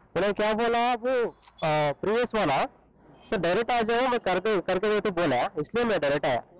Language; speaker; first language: Hindi; non-native, local second language; Telugu